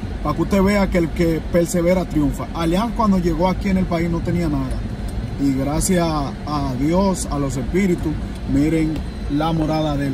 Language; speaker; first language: Spanish; native; Spanish